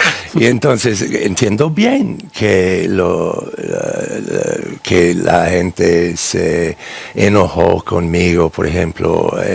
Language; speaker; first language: Spanish; non-native, fluent; English